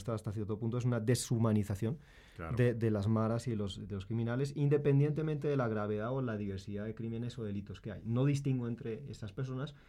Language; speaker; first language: Spanish; native; Spanish